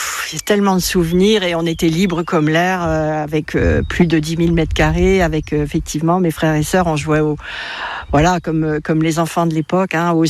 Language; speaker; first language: French; native; French